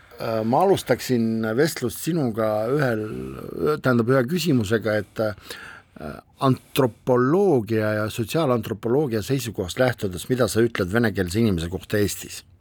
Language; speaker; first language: Estonian; non-native, local second language; Russian